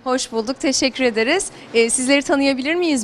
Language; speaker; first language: Turkish; native; Turkish